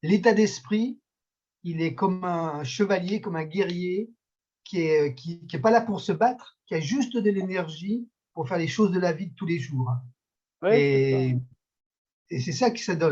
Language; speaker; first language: French; native; French